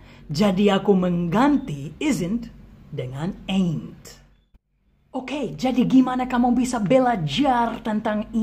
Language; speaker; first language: Indonesian; non-native, fluent; English